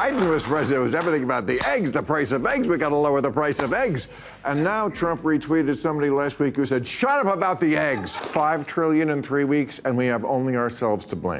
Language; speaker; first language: English; native; English